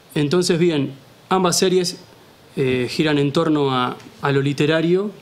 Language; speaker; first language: Spanish; native; Spanish